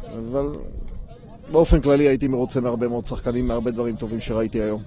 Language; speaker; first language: Hebrew; non-native, local second language; Arabic